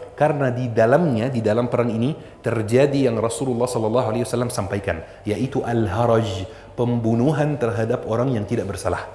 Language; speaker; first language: Indonesian; non-native, fluent; Arabic